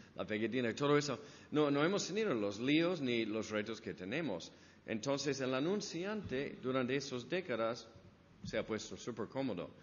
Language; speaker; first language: Spanish; non-native, fluent; English